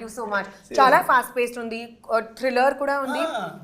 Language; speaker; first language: Telugu; non-native, learner; Hindi